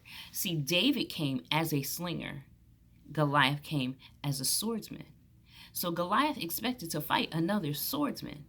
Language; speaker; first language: English; native; English